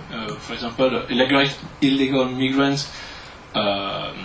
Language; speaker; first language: English; non-native, learner; French